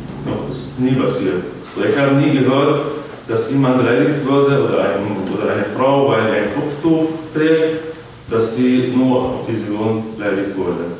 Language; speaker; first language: German; non-native, fluent; Arabic